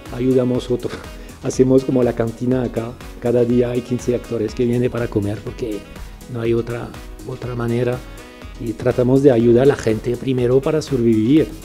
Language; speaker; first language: Spanish; non-native, fluent; French